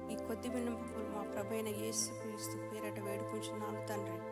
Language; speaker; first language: Telugu; native; Telugu